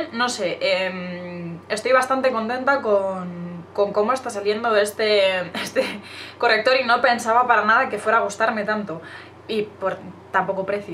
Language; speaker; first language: Spanish; native; Spanish